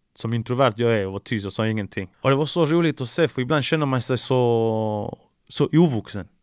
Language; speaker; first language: Swedish; early bilingual, other home language; Spanish